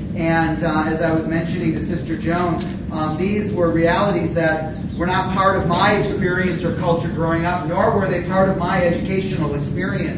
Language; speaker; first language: English; native; English